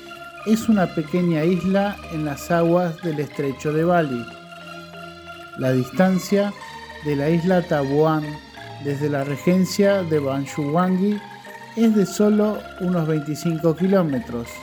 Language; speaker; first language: Spanish; non-native, fluent; Indonesian